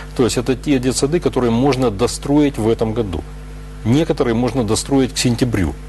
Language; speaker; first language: Russian; native; Russian